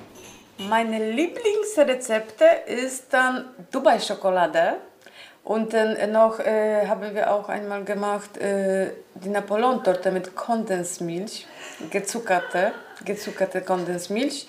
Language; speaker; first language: German; non-native, learner; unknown